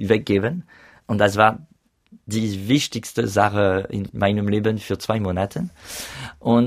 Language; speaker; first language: German; non-native, learner; French